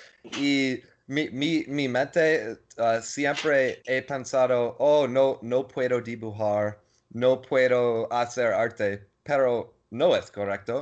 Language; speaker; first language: Spanish; non-native, learner; English